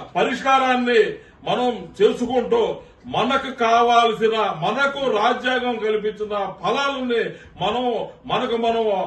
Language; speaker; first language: Telugu; non-native, local second language; Urdu